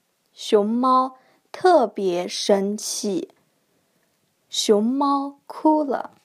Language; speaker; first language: Chinese; non-native, learner; English